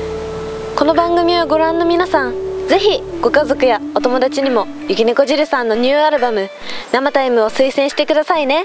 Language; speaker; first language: Japanese; native; Japanese